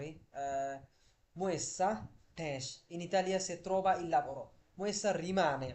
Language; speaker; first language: Italian; non-native, fluent; Bangla